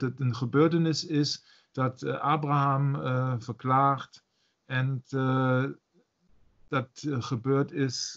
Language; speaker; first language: Dutch; non-native, learner; German